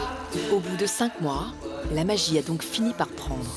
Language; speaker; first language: French; native; French